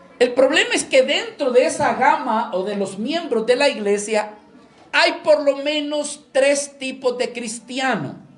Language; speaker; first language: Spanish; native; Spanish